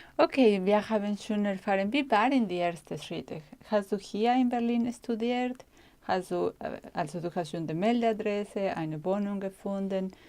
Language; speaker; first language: German; non-native, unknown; Spanish